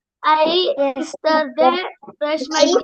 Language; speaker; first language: English; non-native, learner; Malayalam